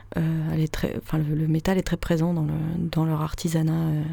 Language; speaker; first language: French; native; French